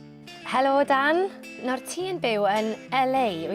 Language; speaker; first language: Welsh; native; Welsh